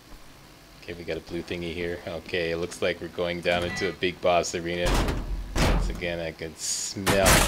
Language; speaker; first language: English; native; English